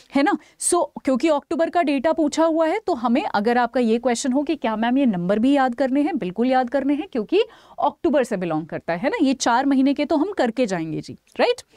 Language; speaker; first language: Hindi; native; Hindi